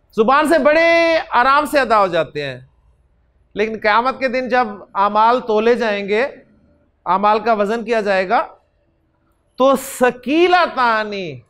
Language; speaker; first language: Urdu; native; Urdu